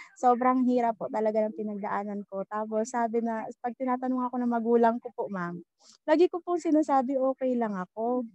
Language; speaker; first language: Filipino; non-native, local second language; Bikol